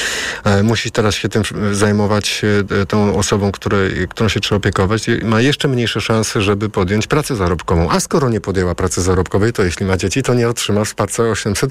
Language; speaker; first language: Polish; native; Polish